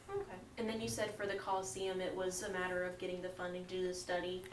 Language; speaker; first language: English; native; English